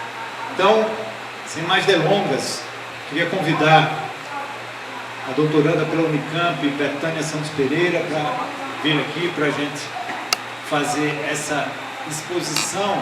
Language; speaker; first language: Portuguese; native; Portuguese